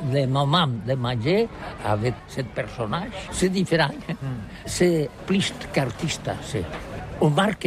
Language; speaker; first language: French; non-native, learner; Catalan